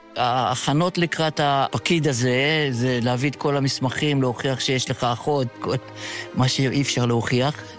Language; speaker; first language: Hebrew; early bilingual, other home language; Yiddish